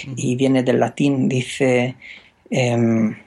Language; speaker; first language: Spanish; non-native, fluent; Romanian